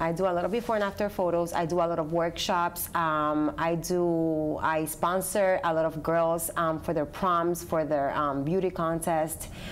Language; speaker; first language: English; early bilingual, other home language; Spanish